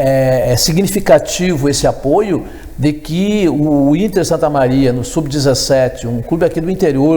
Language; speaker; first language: Portuguese; native; Portuguese